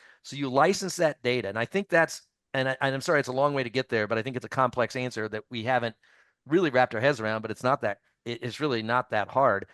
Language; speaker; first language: English; native; English